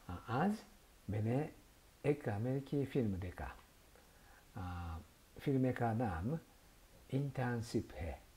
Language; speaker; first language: Hindi; non-native, learner; Japanese